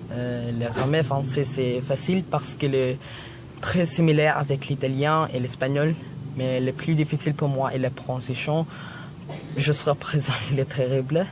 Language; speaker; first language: French; non-native, learner; Filipino